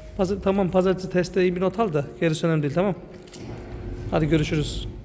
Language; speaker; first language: Turkish; early bilingual, heritage; Turkish